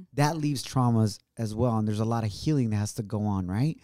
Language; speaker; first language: English; early bilingual, other home language; Spanish